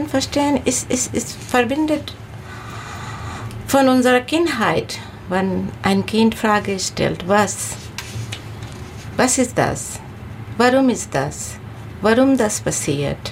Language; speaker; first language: German; non-native, learner; Bangla